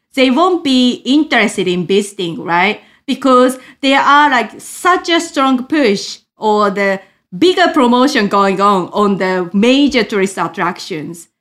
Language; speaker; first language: English; non-native, fluent; Japanese